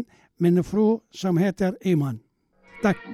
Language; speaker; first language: Swedish; non-native, learner; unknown